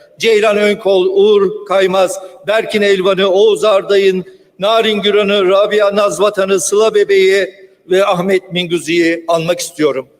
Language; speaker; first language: Turkish; native; Turkish